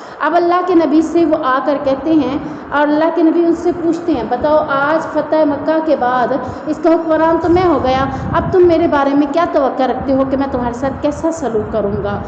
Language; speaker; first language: Urdu; non-native, local second language; Saraiki